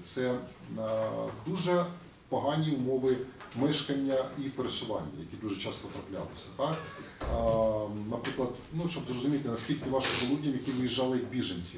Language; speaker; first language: Ukrainian; native; Ukrainian